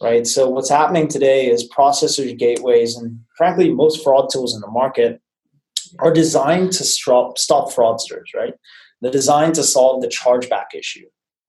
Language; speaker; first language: English; native; English